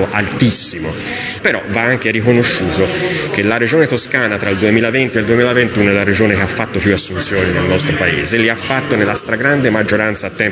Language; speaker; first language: Italian; native; Italian